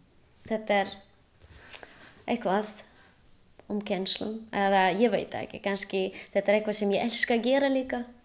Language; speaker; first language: Icelandic; non-native, learner; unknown